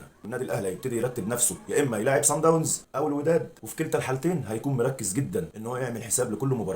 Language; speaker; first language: Arabic; native; Arabic